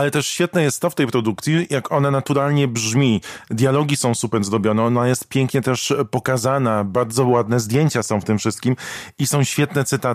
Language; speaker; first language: Polish; native; Polish